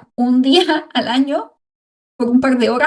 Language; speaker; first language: Spanish; native; Spanish